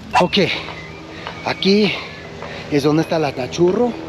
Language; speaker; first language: Spanish; non-native, learner; English